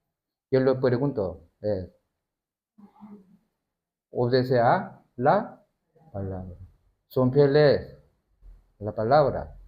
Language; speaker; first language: Spanish; non-native, learner; Korean